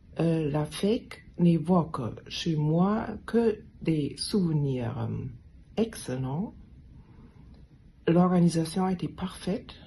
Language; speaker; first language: French; non-native, fluent; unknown